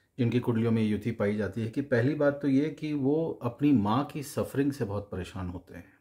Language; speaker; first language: Hindi; native; Hindi